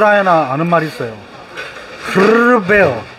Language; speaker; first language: Korean; native; Korean